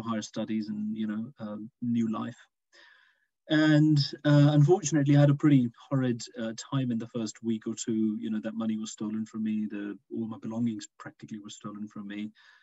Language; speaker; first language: English; non-native, local second language; Urdu